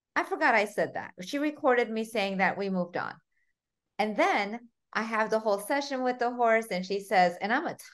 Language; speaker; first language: English; early bilingual, other home language; Armenian